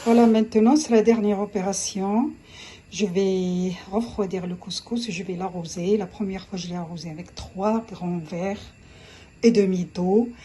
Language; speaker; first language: French; non-native, local second language; Arabic